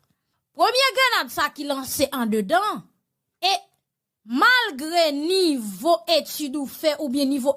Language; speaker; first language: Haitian Creole; native; Haitian Creole